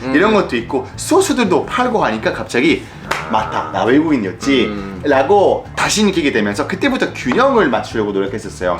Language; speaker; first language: Korean; non-native, fluent; French